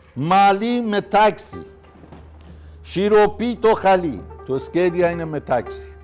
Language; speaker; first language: Greek; non-native, learner; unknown